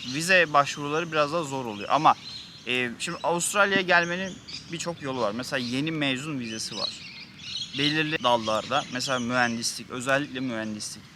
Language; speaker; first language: Turkish; native; Turkish